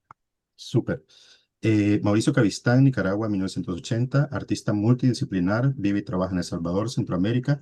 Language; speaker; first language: Spanish; native; Spanish